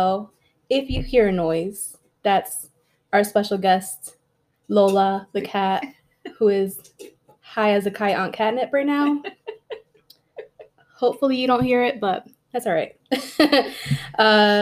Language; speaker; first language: English; early bilingual, other home language; Spanish